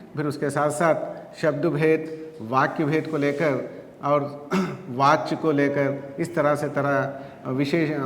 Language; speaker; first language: Hindi; non-native, local second language; Telugu